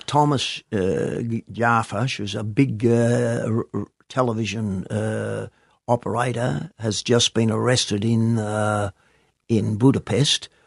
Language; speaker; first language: English; native; English